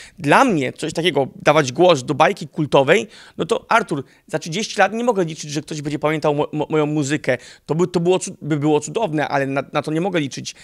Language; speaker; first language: Polish; early bilingual, heritage; Polish